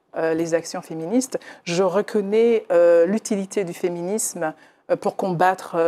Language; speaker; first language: French; native; French